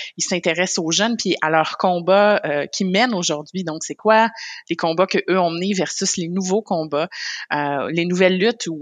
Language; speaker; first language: French; native; French